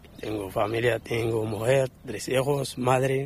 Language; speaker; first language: Spanish; non-native, learner; Arabic